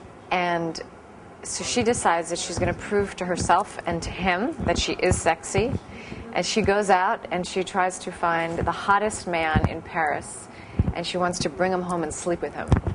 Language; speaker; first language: English; native; English